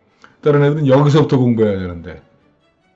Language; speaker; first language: Korean; native; Korean